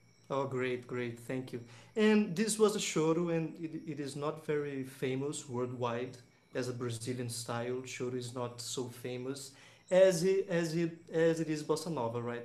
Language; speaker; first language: English; non-native, fluent; Portuguese